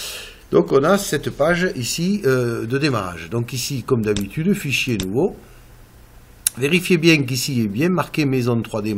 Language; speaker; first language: French; native; French